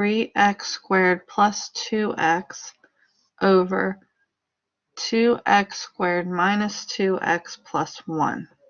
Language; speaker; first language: English; native; English